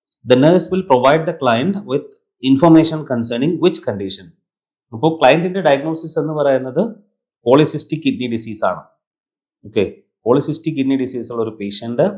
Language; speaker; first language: English; non-native, local second language; Malayalam